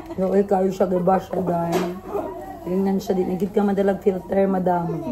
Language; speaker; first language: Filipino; non-native, local second language; Cebuano